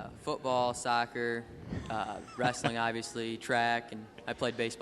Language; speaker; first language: English; native; English